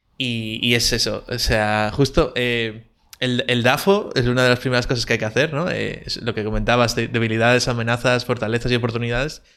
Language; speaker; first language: Spanish; native; Spanish